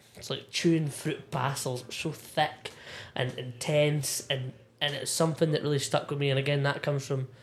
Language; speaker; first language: English; native; English